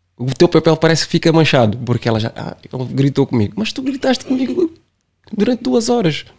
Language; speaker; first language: Portuguese; non-native, local second language; Kabuverdianu